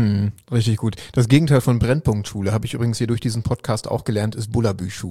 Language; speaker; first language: German; native; German